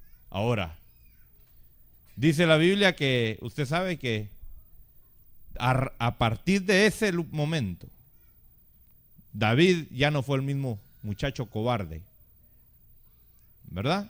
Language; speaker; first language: Spanish; native; Spanish